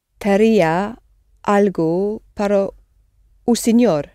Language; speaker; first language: Portuguese; non-native, learner; English